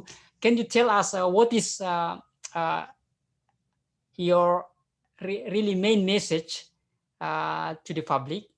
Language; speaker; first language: English; non-native, fluent; Indonesian